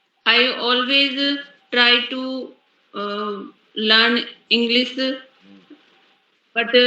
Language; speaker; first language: English; non-native, learner; Hindi